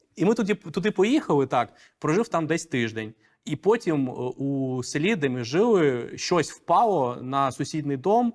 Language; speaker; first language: Ukrainian; non-native, local second language; Russian